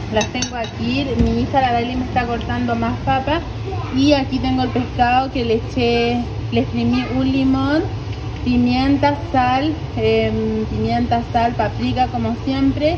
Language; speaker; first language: Spanish; native; Spanish